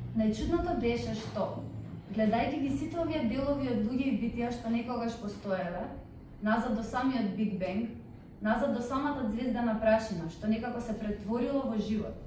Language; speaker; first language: Macedonian; early bilingual, heritage; Macedonian